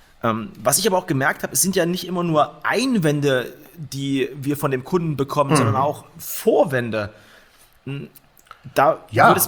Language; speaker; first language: German; native; German